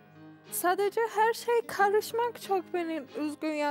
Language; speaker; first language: Turkish; non-native, learner; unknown